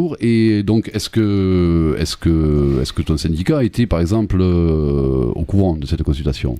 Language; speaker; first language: French; native; French